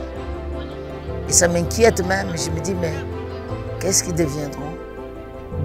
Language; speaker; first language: French; non-native, local second language; Swahili